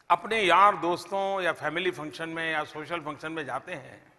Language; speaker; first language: Hindi; native; Hindi